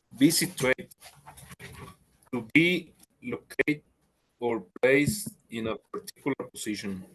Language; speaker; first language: English; non-native, learner; Spanish